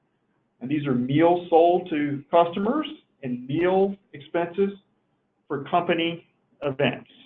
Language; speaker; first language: English; native; English